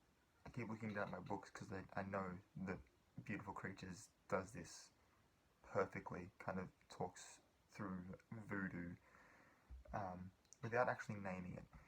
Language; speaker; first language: English; native; English